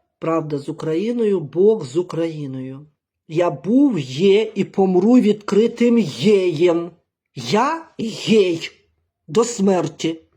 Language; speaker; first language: Ukrainian; native; Ukrainian